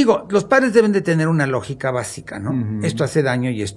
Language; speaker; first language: Spanish; native; Spanish